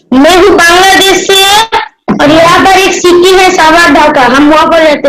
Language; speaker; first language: Hindi; native; Hindi